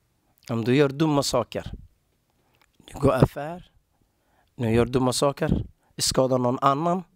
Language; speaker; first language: Swedish; non-native, learner; Somali